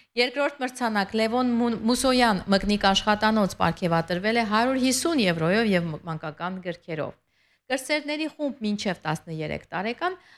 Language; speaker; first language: Armenian; native; Armenian